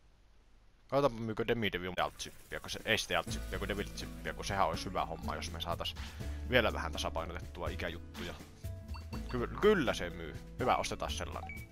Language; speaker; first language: Finnish; native; Finnish